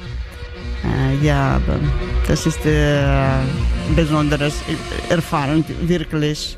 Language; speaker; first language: German; non-native, learner; Georgian